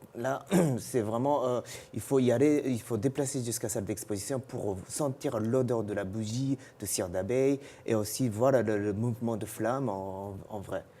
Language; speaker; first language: French; non-native, fluent; Japanese